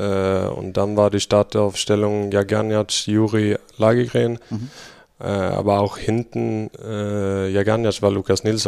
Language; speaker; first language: German; non-native, fluent; Swedish